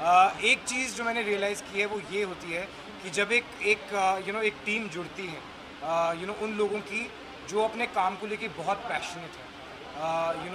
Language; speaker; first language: Hindi; native; Hindi